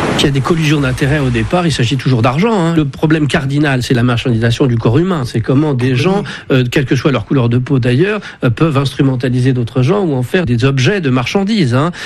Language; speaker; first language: French; native; French